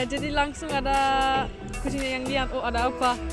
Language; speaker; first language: Indonesian; non-native, fluent; Turkish